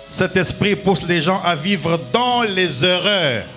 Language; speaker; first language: French; non-native, local second language; Lingala